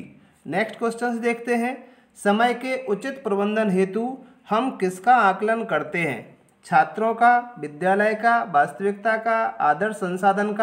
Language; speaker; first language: Hindi; native; Hindi